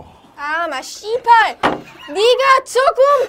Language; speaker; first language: Korean; non-native, learner; Italian